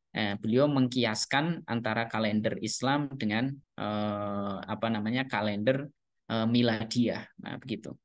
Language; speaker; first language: Indonesian; non-native, local second language; Javanese